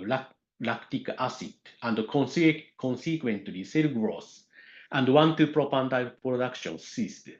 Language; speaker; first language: English; non-native, fluent; Japanese